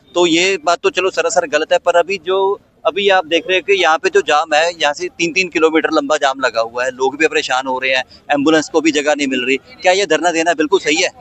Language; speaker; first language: Hindi; non-native, local second language; Punjabi